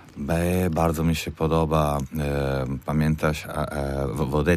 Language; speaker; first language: Polish; non-native, learner; Italian